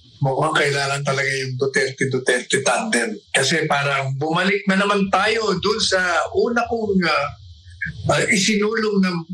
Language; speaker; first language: Filipino; native; Filipino